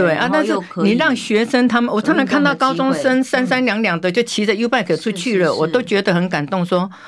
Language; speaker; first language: Chinese; native; Chinese